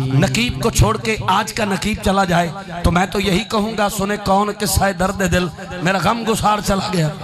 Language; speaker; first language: Urdu; non-native, local second language; Punjabi